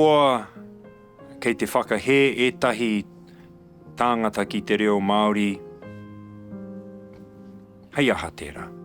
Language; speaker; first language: Māori; non-native, local second language; English